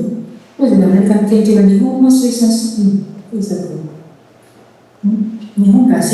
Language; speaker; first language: Japanese; native; Japanese